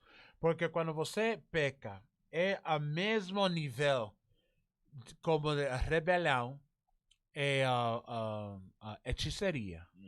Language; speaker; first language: Portuguese; non-native, learner; English